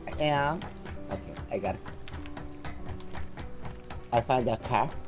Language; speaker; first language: English; non-native, learner; Korean